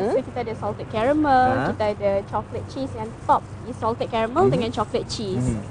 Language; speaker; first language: Malay; native; Malay